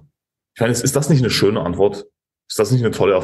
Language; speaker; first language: German; native; German